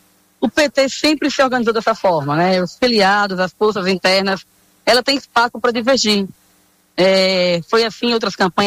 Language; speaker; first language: Portuguese; native; Portuguese